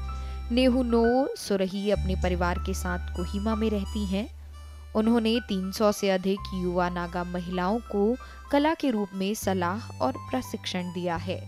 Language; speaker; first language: Hindi; native; Hindi